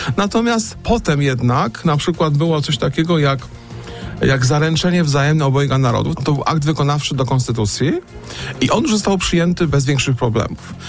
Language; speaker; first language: Polish; native; Polish